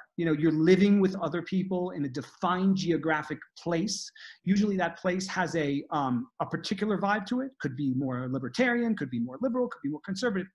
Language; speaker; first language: English; native; English